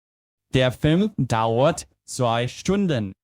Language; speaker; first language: German; non-native, fluent; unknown